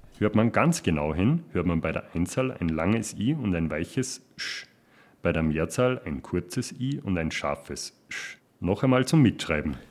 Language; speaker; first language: German; native; German